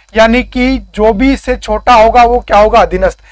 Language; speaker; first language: Hindi; native; Hindi